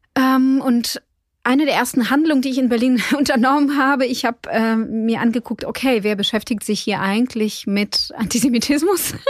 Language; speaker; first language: German; non-native, fluent; Ukrainian